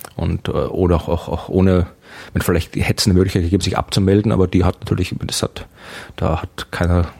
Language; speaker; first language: German; native; German